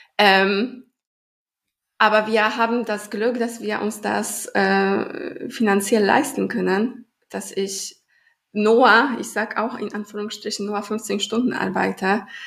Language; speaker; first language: German; non-native, fluent; Polish